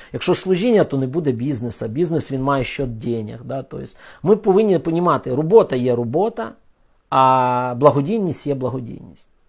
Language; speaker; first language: Ukrainian; non-native, local second language; Russian